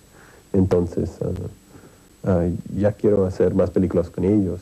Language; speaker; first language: Spanish; early bilingual, heritage; English